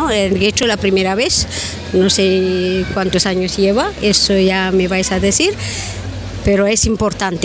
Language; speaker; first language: Spanish; non-native, learner; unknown